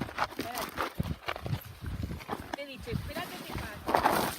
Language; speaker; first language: Spanish; native; Spanish